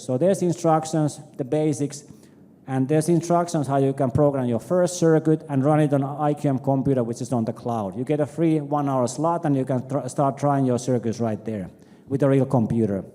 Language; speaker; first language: English; non-native, fluent; Finnish